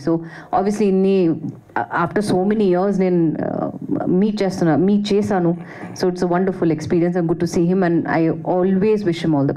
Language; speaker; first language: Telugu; non-native, fluent; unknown